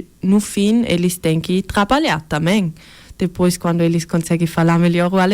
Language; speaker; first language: Portuguese; early bilingual, heritage; Portuguese